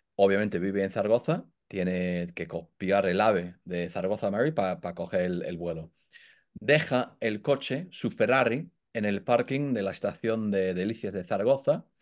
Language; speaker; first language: Spanish; non-native, fluent; English